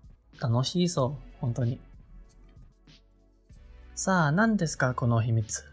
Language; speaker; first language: Japanese; non-native, learner; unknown